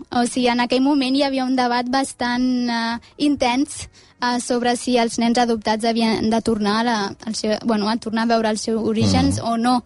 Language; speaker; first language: Catalan; early bilingual, other home language; Amharic